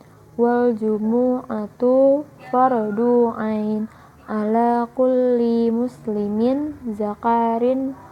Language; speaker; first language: Arabic; non-native, learner; Indonesian